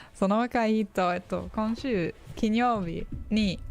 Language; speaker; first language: Japanese; non-native, learner; English